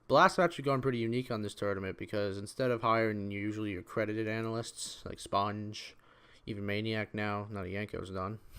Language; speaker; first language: English; native; English